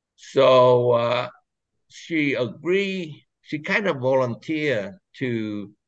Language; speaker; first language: English; non-native, fluent; Vietnamese